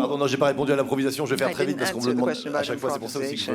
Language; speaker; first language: French; native; French